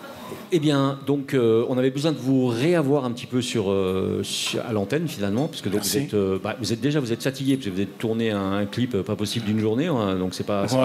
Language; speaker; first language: French; native; French